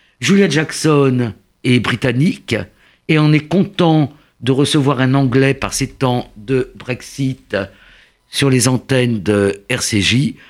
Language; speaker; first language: French; native; French